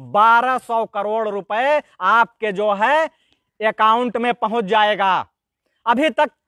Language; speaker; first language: Hindi; native; Hindi